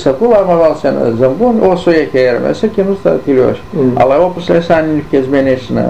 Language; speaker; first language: Greek; native; Greek